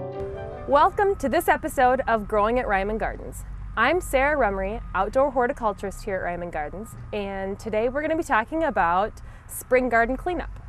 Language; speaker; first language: English; native; English